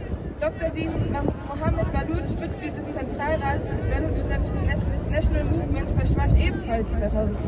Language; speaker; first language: German; native; German